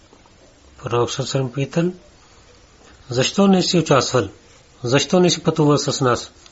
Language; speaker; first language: Bulgarian; non-native, learner; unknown